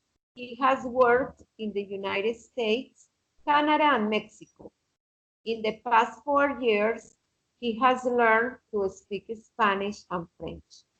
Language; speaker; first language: English; non-native, fluent; Spanish